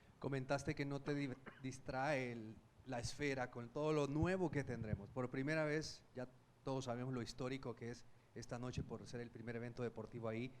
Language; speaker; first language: Spanish; native; Spanish